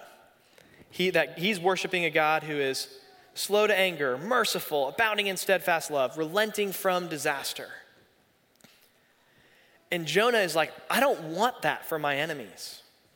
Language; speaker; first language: English; native; English